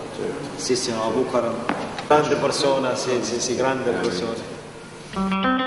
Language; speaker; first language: Italian; non-native, learner; Somali